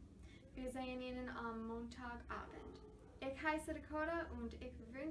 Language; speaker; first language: German; non-native, learner; English